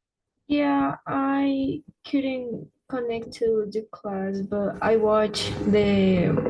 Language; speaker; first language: English; non-native, fluent; Spanish